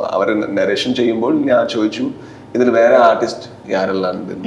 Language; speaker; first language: Malayalam; non-native, learner; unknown